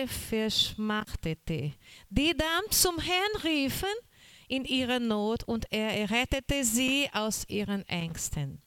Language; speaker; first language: German; non-native, learner; Portuguese